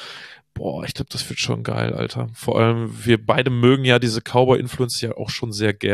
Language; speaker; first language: German; native; German